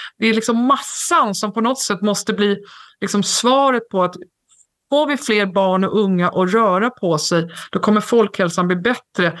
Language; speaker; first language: Swedish; native; Swedish